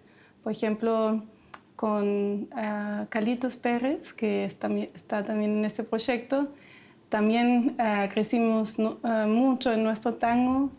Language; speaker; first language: Spanish; non-native, fluent; German